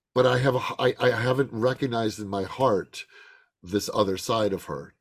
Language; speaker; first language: English; native; English